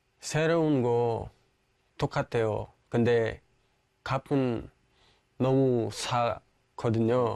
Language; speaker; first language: Korean; non-native, learner; Indonesian